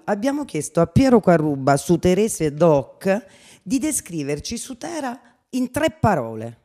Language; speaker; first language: Italian; native; Italian